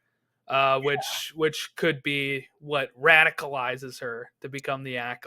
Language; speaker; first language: English; native; English